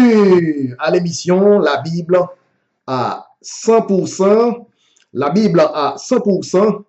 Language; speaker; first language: French; non-native, local second language; Haitian Creole